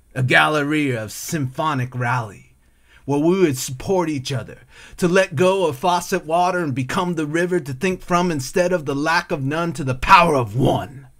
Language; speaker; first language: English; native; English